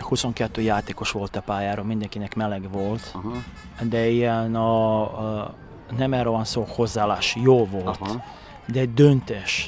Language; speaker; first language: Hungarian; non-native, learner; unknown